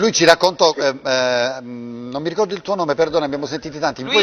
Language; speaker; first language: Italian; native; Italian